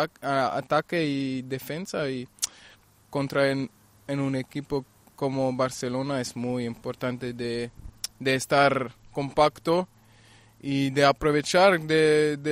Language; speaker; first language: Spanish; non-native, fluent; German